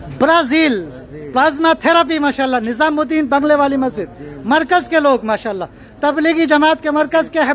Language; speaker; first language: Hindi; native; Hindi